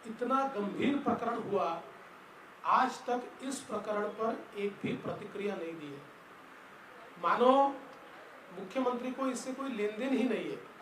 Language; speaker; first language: Hindi; non-native, local second language; Marathi